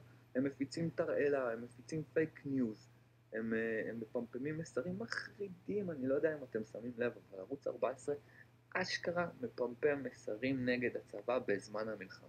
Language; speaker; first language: Hebrew; native; Hebrew